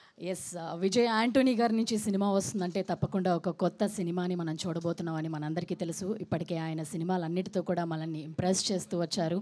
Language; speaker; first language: Telugu; native; Telugu